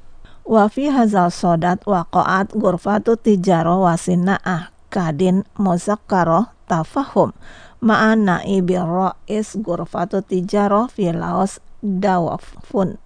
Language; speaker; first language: Arabic; non-native, fluent; Indonesian